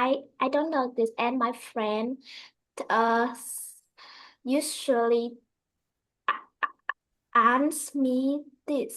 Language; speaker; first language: English; non-native, learner; Vietnamese